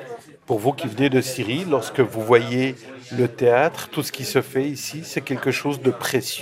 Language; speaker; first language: French; native; French